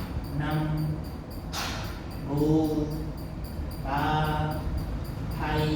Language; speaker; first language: Vietnamese; non-native, learner; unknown